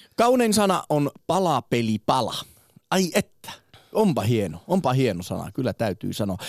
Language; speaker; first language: Finnish; native; Finnish